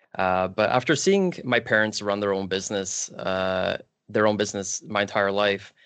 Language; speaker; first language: English; early bilingual, other home language; Polish